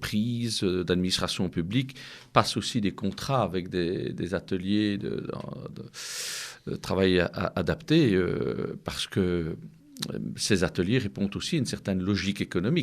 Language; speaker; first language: French; native; French